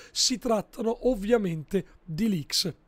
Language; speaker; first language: Italian; native; Italian